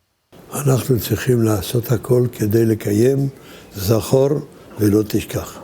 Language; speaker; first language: Hebrew; early bilingual, other home language; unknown